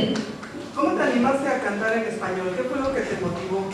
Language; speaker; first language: Spanish; native; Spanish